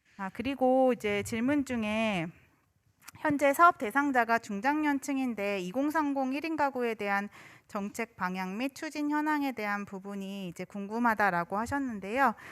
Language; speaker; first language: Korean; native; Korean